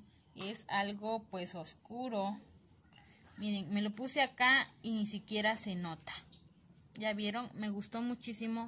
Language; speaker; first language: Spanish; native; Spanish